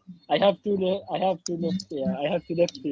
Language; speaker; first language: English; non-native, learner; Arabic